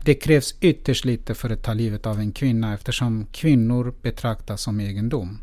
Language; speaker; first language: Swedish; non-native, fluent; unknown